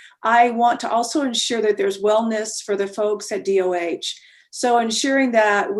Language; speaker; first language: English; native; English